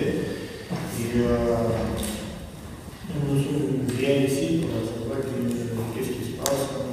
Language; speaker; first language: French; non-native, learner; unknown